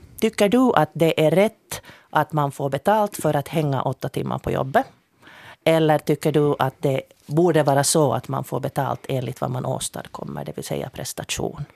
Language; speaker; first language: Swedish; native; Swedish